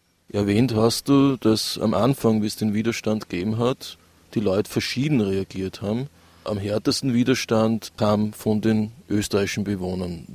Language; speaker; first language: German; native; German